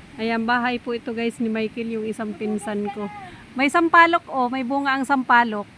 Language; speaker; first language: Filipino; non-native, local second language; Bikol